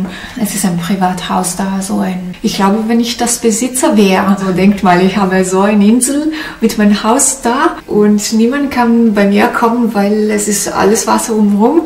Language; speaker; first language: German; non-native, learner; Italian